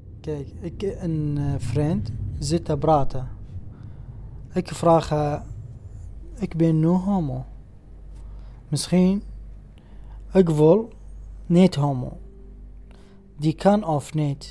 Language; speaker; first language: Dutch; non-native, learner; Arabic